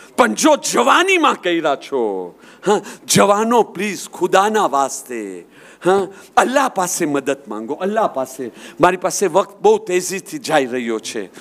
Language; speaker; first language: Gujarati; early bilingual, heritage; Gujarati